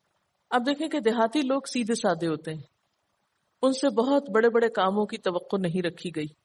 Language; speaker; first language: Urdu; native; Urdu